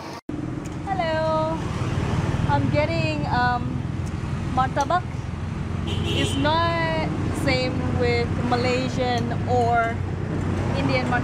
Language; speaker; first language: English; non-native, fluent; Indonesian